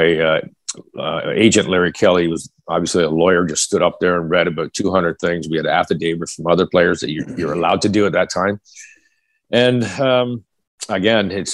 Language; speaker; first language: English; native; English